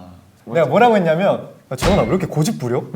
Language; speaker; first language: Korean; native; Korean